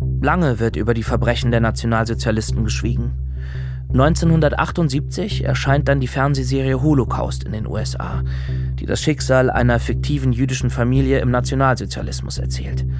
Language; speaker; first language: German; native; German